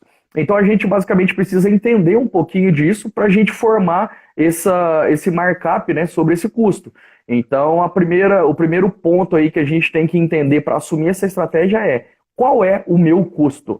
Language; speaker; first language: Portuguese; native; Portuguese